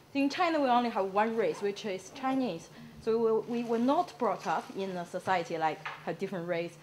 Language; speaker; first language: English; non-native, fluent; Chinese